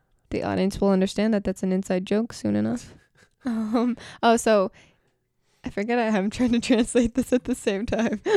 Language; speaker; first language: English; native; English